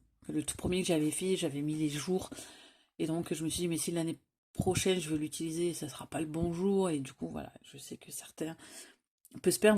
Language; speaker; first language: French; native; French